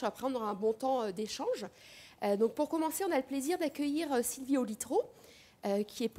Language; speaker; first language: French; native; French